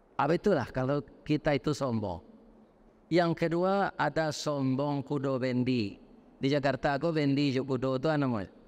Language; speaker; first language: Indonesian; non-native, local second language; Minangkabau